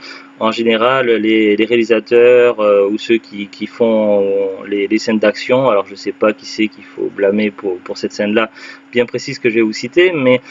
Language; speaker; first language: French; native; French